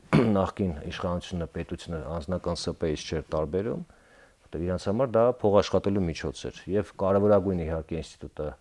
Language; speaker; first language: Armenian; native; Armenian